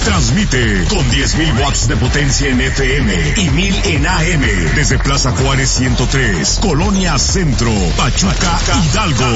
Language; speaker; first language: Spanish; native; Spanish